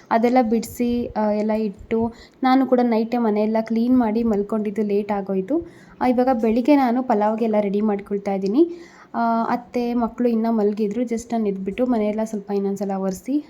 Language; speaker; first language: Kannada; native; Kannada